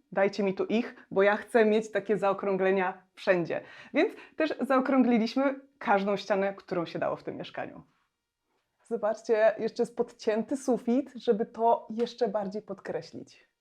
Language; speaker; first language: Polish; native; Polish